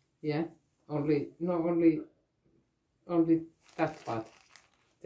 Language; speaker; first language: English; non-native, learner; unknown